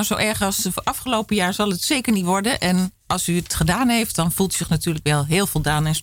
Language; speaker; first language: Dutch; native; Dutch